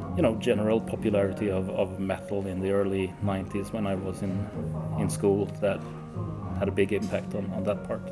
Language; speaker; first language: English; early bilingual, other home language; Swedish